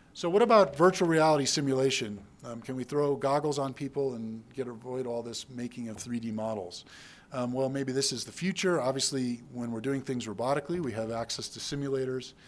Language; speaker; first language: English; native; English